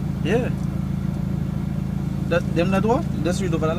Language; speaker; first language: English; native; English